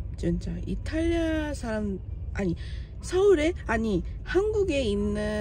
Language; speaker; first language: Korean; non-native, learner; Italian